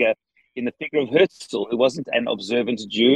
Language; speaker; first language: English; native; English